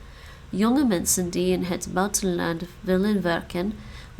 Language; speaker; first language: Dutch; non-native, learner; English